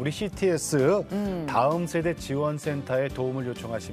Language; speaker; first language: Korean; native; Korean